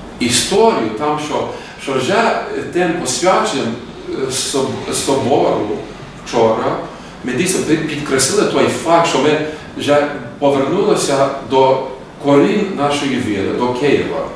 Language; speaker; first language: Ukrainian; early bilingual, heritage; Ukrainian